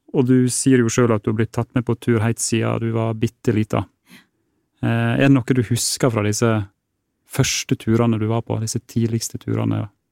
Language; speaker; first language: Norwegian; native; Norwegian